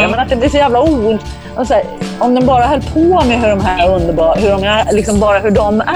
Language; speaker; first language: Swedish; native; Swedish